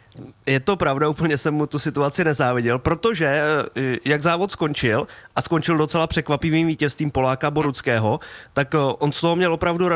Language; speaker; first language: Czech; native; Czech